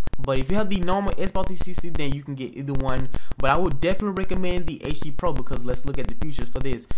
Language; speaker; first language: English; native; English